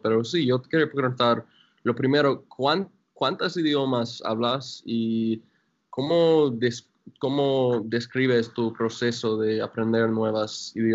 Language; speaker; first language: Spanish; non-native, fluent; English